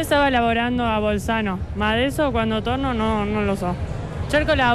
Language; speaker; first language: Italian; non-native, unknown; Spanish